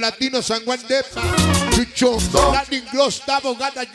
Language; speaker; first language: Spanish; native; Spanish